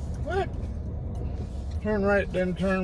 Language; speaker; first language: English; native; English